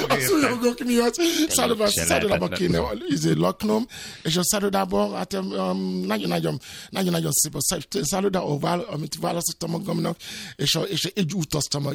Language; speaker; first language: Hungarian; non-native, fluent; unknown